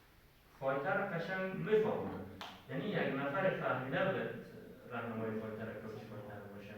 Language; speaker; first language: Persian; native; Persian